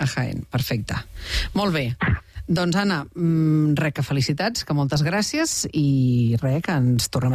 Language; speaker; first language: Catalan; native; Catalan